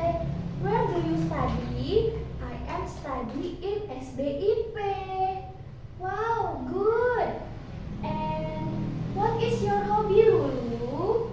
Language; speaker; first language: English; non-native, fluent; Indonesian